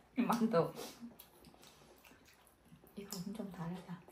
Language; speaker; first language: Korean; non-native, learner; Vietnamese